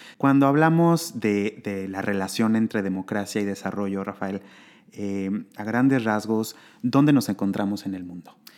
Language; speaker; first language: Spanish; native; Spanish